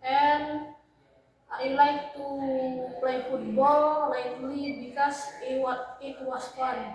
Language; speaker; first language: English; non-native, learner; Indonesian